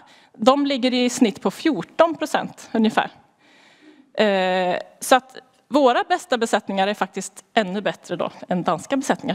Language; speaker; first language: Swedish; native; Swedish